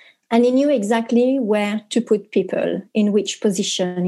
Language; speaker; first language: English; non-native, fluent; French